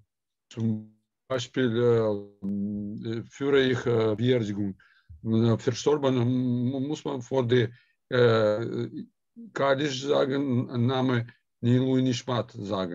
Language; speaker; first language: German; non-native, learner; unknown